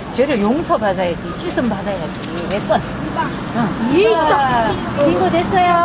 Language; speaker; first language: Korean; native; Korean